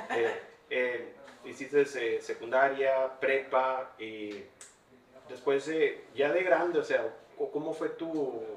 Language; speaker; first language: Spanish; early bilingual, heritage; Spanish